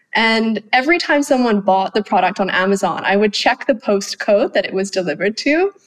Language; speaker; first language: English; non-native, fluent; Thai